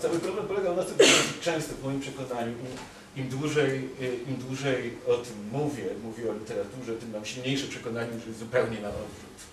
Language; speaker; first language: Polish; native; Polish